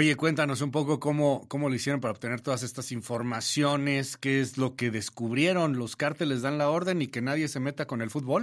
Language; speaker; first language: Spanish; native; Spanish